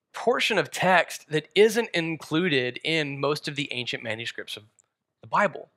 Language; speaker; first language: English; native; English